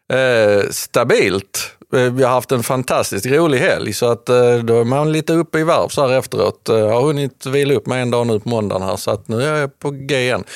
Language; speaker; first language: Swedish; native; Swedish